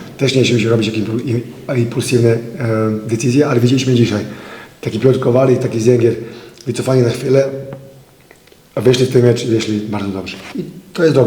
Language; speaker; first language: Polish; non-native, fluent; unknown